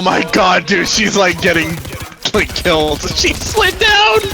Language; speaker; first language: English; native; English